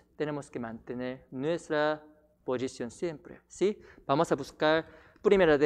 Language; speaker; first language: Spanish; non-native, learner; Korean